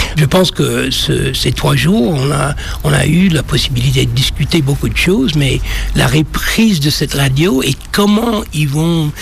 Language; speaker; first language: French; non-native, fluent; English